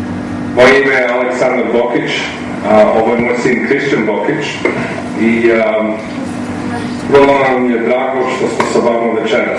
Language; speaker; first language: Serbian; early bilingual, heritage; Serbian